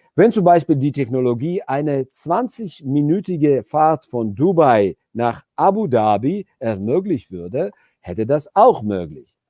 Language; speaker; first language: German; non-native, fluent; Georgian